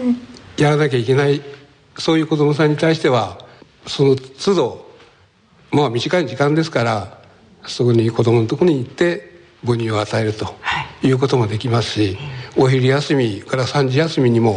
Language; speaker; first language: Japanese; native; Japanese